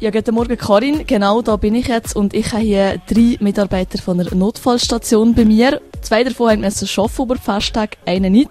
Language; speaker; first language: German; native; German